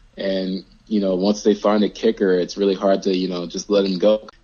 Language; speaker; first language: English; native; English